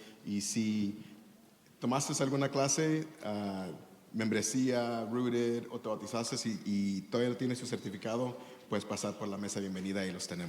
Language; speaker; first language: Spanish; early bilingual, heritage; Spanish